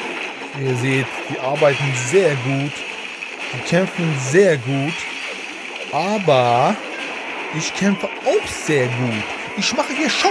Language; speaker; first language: German; non-native, learner; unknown